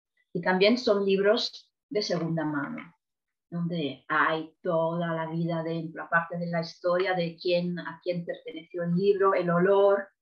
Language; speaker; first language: Spanish; non-native, fluent; Italian